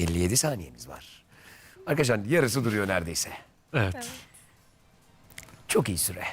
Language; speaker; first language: Turkish; native; Turkish